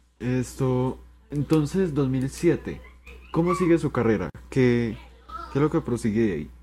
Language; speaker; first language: Spanish; native; Spanish